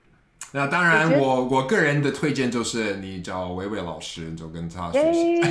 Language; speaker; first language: Chinese; non-native, fluent; English